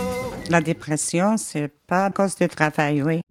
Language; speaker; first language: French; non-native, learner; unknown